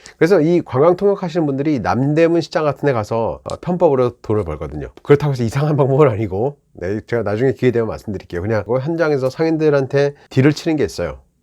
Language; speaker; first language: Korean; native; Korean